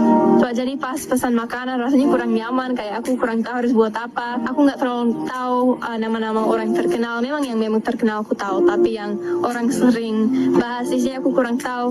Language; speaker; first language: Indonesian; early bilingual, other home language; English